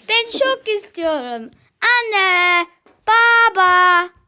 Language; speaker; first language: Turkish; early bilingual, heritage; Turkish